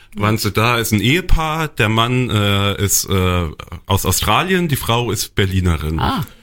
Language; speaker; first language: German; native; German